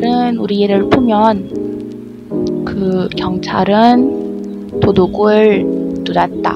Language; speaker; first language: Korean; non-native, learner; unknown